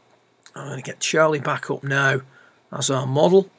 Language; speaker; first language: English; native; English